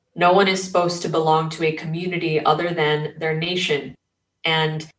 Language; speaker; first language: English; native; English